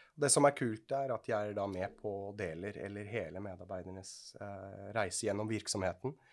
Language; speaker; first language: Norwegian; non-native, fluent; Swiss German